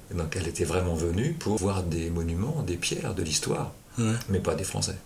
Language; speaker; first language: French; native; French